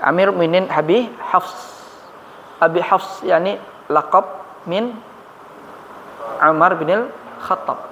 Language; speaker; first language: Arabic; non-native, fluent; Indonesian